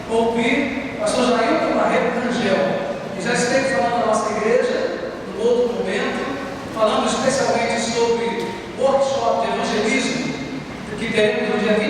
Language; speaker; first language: Portuguese; native; Portuguese